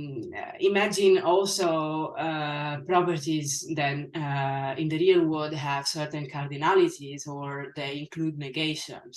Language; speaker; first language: English; non-native, fluent; Italian